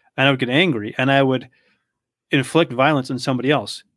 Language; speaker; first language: English; native; English